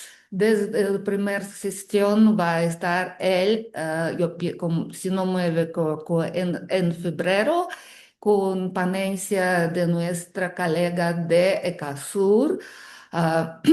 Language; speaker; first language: Spanish; non-native, fluent; Russian